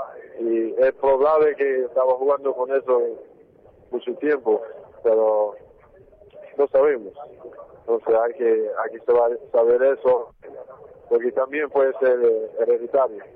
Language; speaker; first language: Spanish; non-native, fluent; English